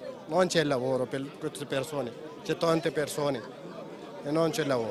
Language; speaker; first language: Italian; non-native, learner; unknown